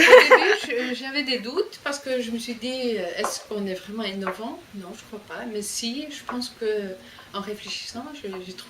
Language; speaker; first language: French; non-native, fluent; Icelandic